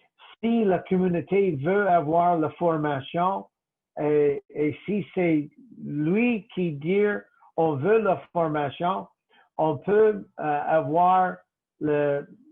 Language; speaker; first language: French; non-native, local second language; English